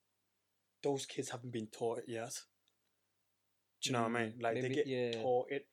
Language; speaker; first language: English; native; English